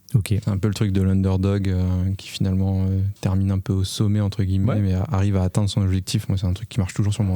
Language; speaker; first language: French; native; French